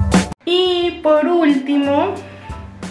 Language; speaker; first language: Spanish; native; Spanish